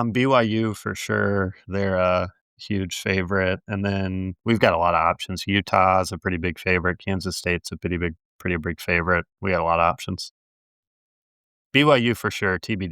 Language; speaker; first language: English; native; English